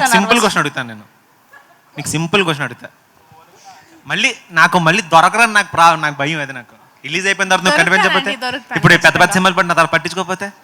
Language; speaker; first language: Telugu; native; Telugu